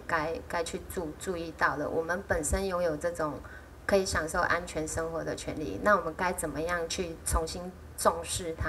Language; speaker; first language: Chinese; native; Chinese